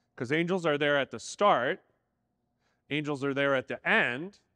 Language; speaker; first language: English; native; English